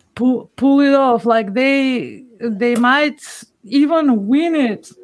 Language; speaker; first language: English; non-native, fluent; Macedonian